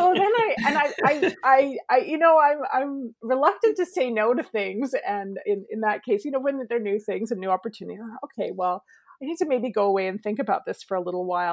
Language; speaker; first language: English; native; English